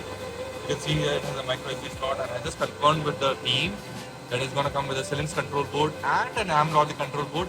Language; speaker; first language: English; non-native, local second language; Hindi